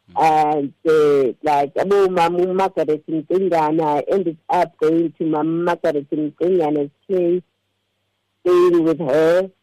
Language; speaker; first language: English; non-native, local second language; Xhosa